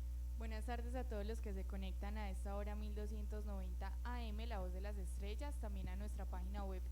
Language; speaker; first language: Spanish; native; Spanish